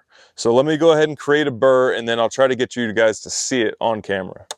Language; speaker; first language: English; native; English